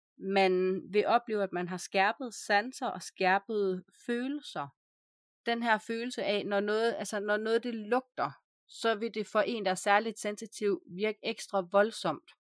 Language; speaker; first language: Danish; native; Danish